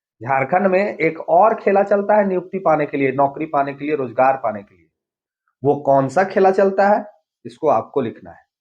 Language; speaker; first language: Hindi; native; Hindi